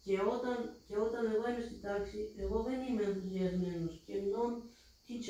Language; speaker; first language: Greek; early bilingual, other home language; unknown